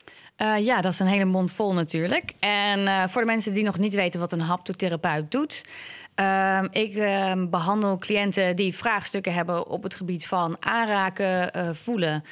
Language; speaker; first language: Dutch; native; Dutch